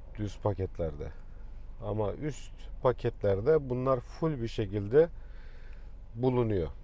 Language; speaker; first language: Turkish; native; Turkish